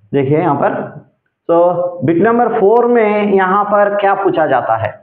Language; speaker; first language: Hindi; non-native, local second language; Telugu